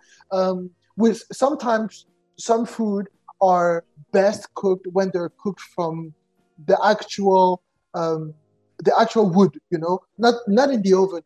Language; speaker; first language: English; non-native, local second language; French